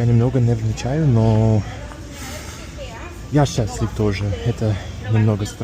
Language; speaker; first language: Russian; non-native, learner; English